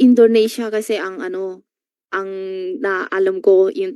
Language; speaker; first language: Filipino; non-native, learner; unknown